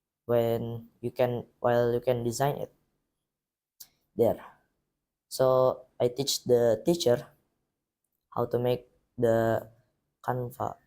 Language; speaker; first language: English; non-native, learner; Indonesian